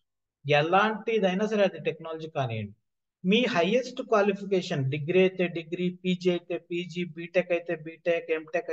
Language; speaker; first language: Telugu; native; Telugu